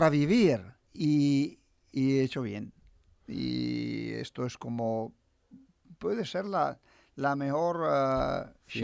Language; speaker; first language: Spanish; non-native, fluent; Italian